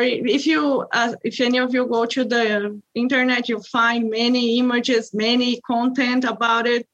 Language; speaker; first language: English; non-native, fluent; Portuguese